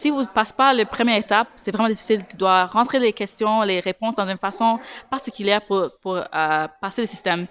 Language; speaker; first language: French; native; French